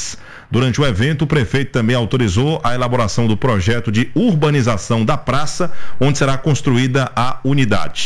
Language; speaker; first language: Portuguese; native; Portuguese